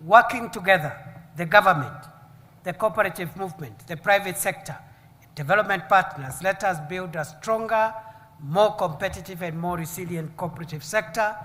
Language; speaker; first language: English; non-native, local second language; Swahili